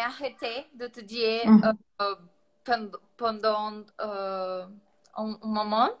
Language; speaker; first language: French; non-native, learner; Portuguese